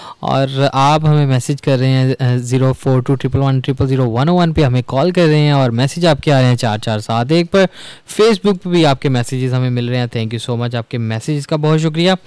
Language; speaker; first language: Urdu; non-native, local second language; Punjabi